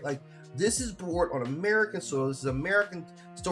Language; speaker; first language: English; native; English